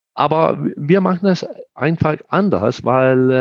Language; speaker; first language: German; non-native, fluent; Danish